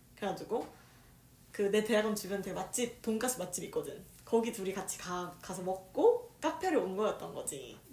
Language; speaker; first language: Korean; native; Korean